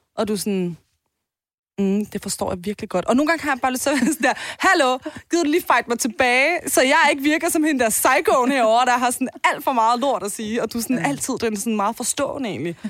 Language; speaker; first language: Danish; early bilingual, other home language; Turkish